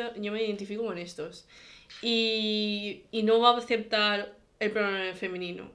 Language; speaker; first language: Spanish; early bilingual, other home language; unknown